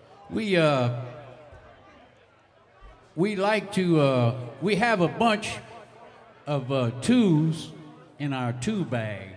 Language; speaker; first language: English; native; English